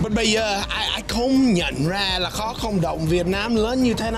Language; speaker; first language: Vietnamese; non-native, fluent; English